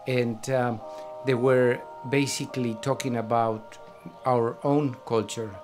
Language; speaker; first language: English; non-native, fluent; Spanish